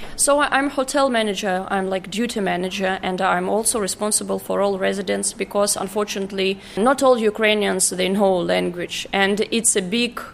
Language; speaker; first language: English; non-native, fluent; Ukrainian